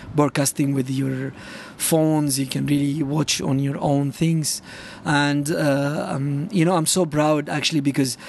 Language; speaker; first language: English; non-native, fluent; Arabic